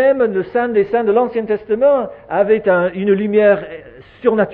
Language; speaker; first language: French; native; French